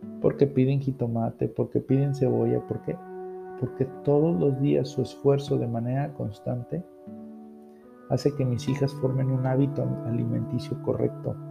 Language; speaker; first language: Spanish; native; Spanish